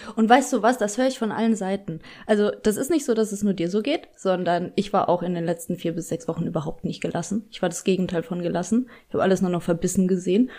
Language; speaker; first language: German; early bilingual, other home language; Polish